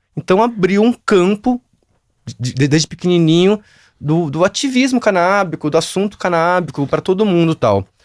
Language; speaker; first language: Portuguese; native; Portuguese